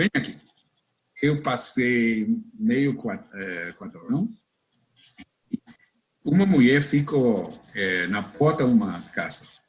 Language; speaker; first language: Portuguese; non-native, fluent; English